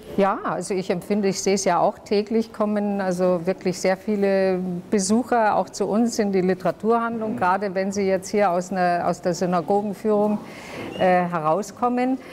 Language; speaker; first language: German; non-native, local second language; Yiddish